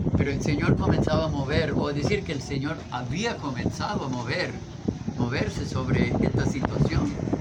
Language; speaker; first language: Spanish; non-native, fluent; English